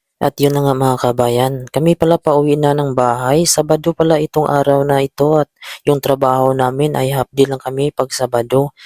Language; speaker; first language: Filipino; native; Filipino